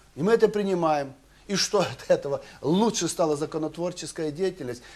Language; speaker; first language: Russian; non-native, local second language; Ukrainian